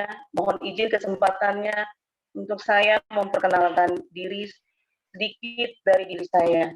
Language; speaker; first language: Indonesian; native; Indonesian